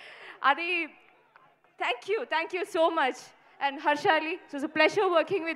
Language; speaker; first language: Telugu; non-native, learner; Malayalam